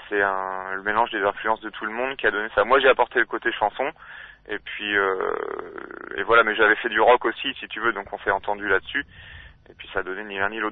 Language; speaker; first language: French; native; French